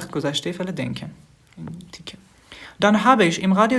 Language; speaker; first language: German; non-native, fluent; Persian